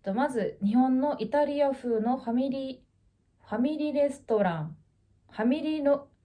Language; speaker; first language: Japanese; non-native, learner; Korean